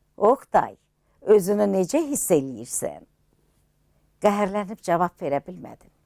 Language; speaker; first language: Azerbaijani; native; Azerbaijani